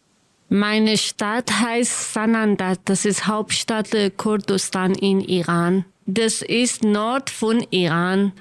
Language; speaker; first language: German; non-native, learner; Kurdish